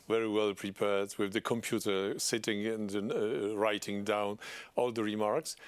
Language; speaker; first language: English; non-native, fluent; Polish